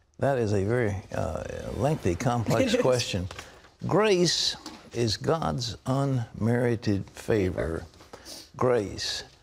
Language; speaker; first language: English; native; English